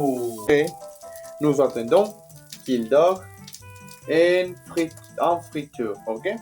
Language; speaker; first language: French; non-native, learner; Spanish